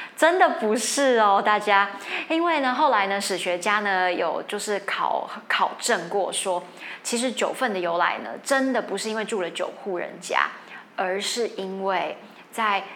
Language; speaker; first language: Chinese; native; Chinese